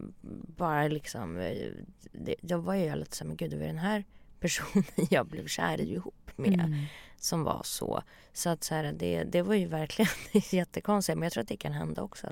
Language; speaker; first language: Swedish; native; Swedish